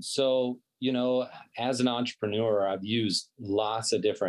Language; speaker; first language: English; native; English